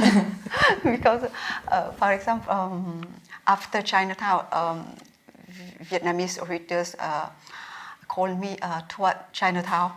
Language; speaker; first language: English; non-native, learner; Vietnamese